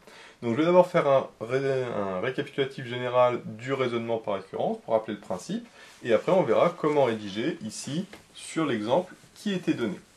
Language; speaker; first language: French; native; French